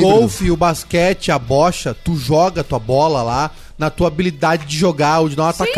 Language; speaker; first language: Portuguese; native; Portuguese